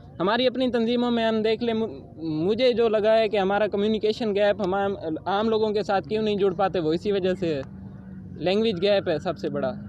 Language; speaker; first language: Urdu; non-native, local second language; Punjabi